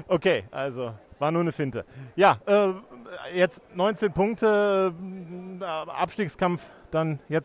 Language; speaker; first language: German; native; German